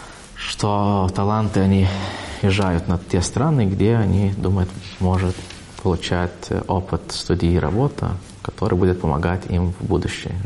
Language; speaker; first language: Russian; non-native, fluent; Lithuanian